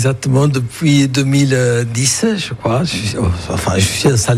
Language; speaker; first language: French; non-native, fluent; Italian